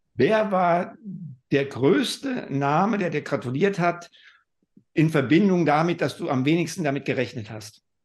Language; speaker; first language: German; native; German